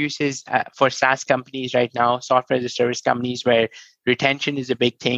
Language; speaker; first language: English; non-native, local second language; Hindi